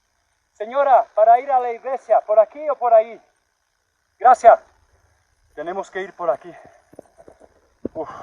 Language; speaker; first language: Spanish; non-native, learner; English